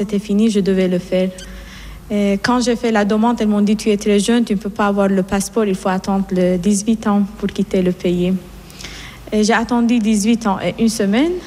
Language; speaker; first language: French; non-native, fluent; Persian